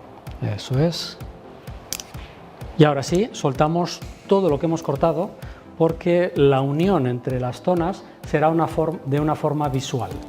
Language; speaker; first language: Spanish; native; Spanish